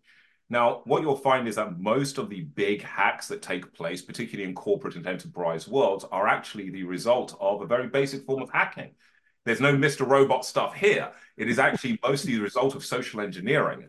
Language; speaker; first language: English; native; English